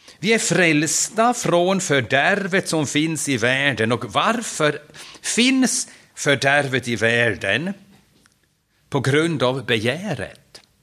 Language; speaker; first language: Swedish; non-native, fluent; German